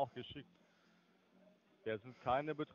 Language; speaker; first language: German; non-native, learner; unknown